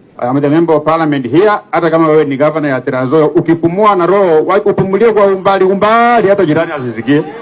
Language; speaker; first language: Swahili; non-native, local second language; Luyia